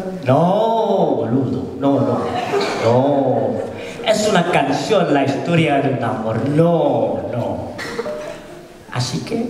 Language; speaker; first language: Spanish; non-native, fluent; Indonesian